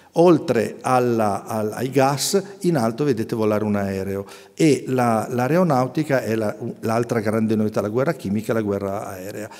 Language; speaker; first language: Italian; native; Italian